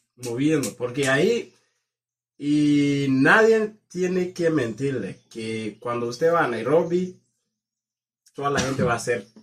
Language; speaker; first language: Spanish; non-native, fluent; Swahili